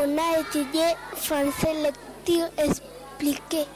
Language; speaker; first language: French; non-native, local second language; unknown